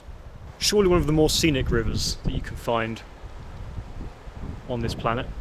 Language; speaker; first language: English; native; English